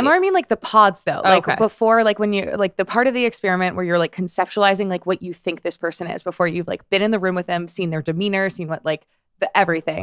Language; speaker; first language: English; native; English